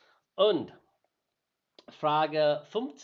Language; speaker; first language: German; non-native, learner; English